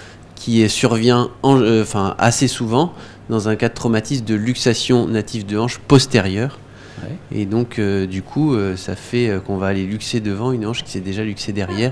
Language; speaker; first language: French; native; French